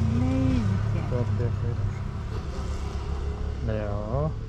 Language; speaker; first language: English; non-native, learner; Turkish